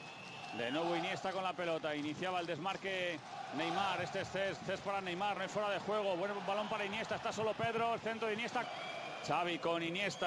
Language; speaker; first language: Spanish; native; Spanish